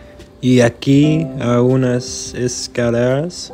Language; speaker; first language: Spanish; non-native, learner; English